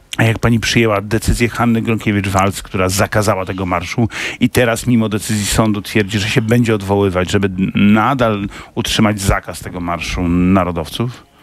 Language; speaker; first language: Polish; native; Polish